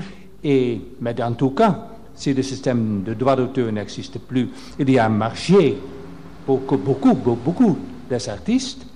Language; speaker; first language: French; non-native, fluent; Dutch